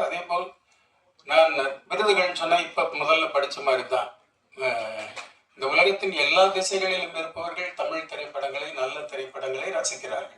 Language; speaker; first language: Tamil; native; Tamil